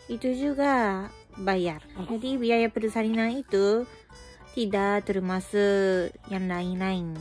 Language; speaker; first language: Indonesian; non-native, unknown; Japanese